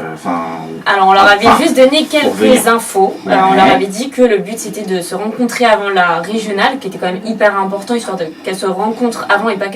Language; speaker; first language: French; native; French